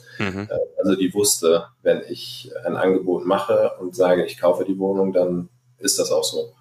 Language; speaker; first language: German; non-native, fluent; Arabic